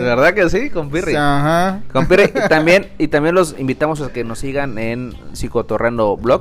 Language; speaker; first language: Spanish; native; Spanish